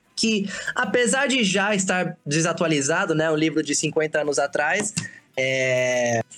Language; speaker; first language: Portuguese; early bilingual, other home language; Spanish